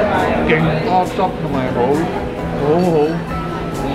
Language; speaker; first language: Cantonese; non-native, learner; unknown